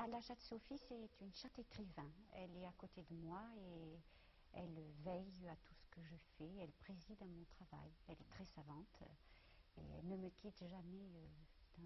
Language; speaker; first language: French; native; French